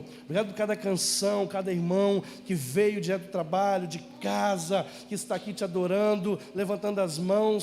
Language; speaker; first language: Portuguese; native; Portuguese